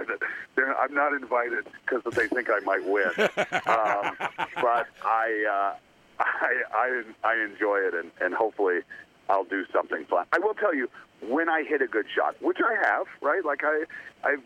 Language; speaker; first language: English; native; English